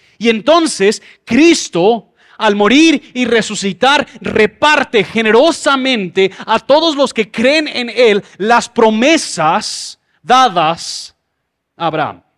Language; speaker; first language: Spanish; native; Spanish